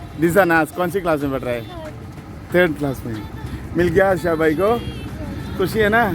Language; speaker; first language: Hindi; non-native, local second language; Malayalam